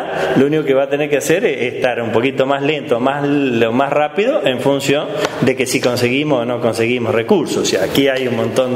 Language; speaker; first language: Spanish; native; Spanish